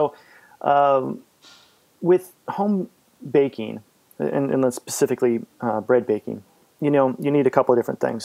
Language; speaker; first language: English; native; English